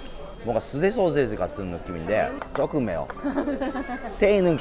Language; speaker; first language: Korean; non-native, fluent; Japanese